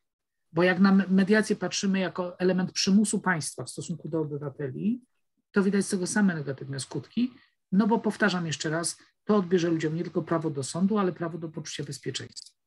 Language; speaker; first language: Polish; native; Polish